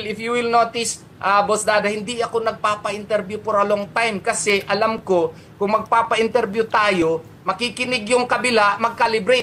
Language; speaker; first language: Filipino; native; Filipino